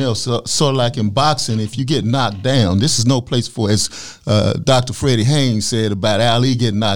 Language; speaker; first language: English; native; English